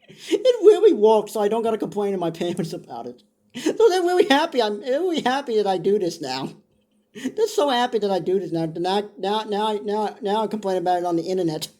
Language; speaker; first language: English; native; English